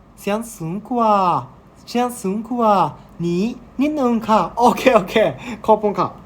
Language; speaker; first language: Thai; non-native, learner; Japanese